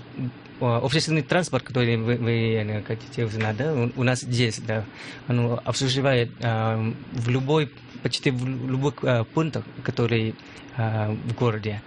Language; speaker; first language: Russian; non-native, learner; Lao